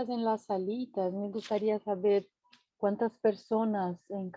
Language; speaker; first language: Spanish; non-native, fluent; Portuguese